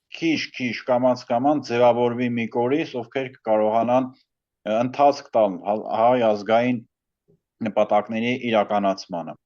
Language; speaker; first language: Armenian; native; Armenian